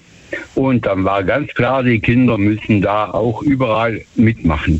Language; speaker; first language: German; native; German